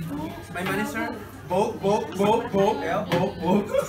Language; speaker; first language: English; non-native, learner; Indonesian